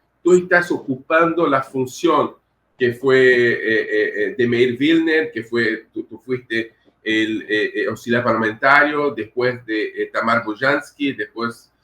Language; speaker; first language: Spanish; non-native, fluent; Portuguese